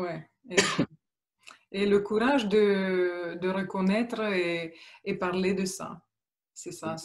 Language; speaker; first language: French; non-native, fluent; Romanian